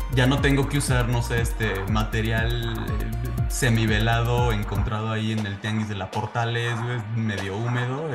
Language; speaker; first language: Spanish; native; Spanish